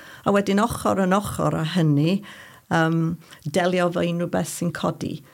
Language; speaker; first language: Welsh; non-native, fluent; English